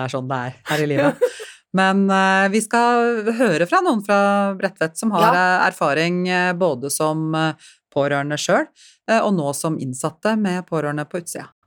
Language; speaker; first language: Norwegian; native; Norwegian